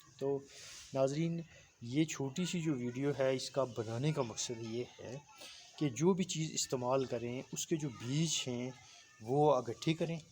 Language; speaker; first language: Urdu; non-native, local second language; Punjabi